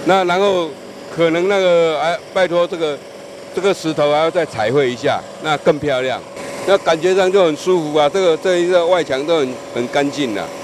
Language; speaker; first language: Chinese; native; Chinese